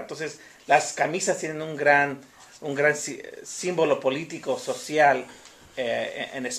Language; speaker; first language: Spanish; non-native, fluent; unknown